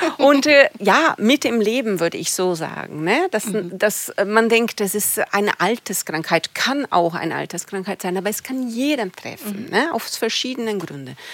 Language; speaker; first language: German; non-native, fluent; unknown